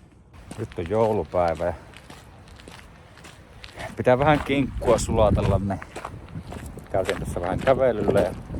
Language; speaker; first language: Finnish; native; Finnish